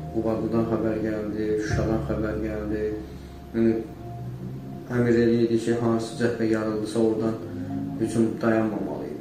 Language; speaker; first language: Azerbaijani; native; Azerbaijani